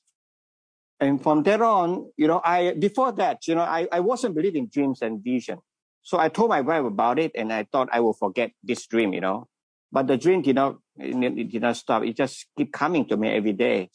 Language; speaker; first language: English; non-native, local second language; Min Nan Chinese